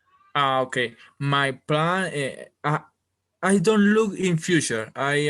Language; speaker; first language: English; non-native, learner; Spanish